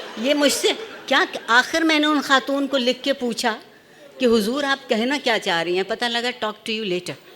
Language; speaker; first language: Urdu; native; Urdu